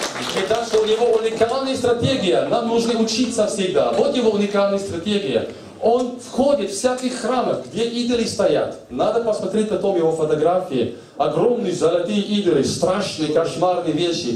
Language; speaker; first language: Russian; native; Russian